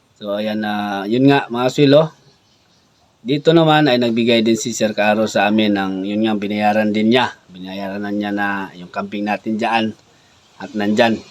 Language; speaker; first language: Filipino; non-native, local second language; Cebuano